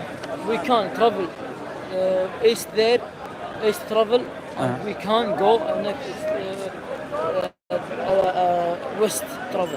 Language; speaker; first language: English; non-native, learner; Arabic